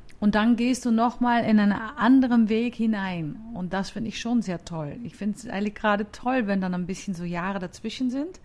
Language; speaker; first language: German; non-native, fluent; Dutch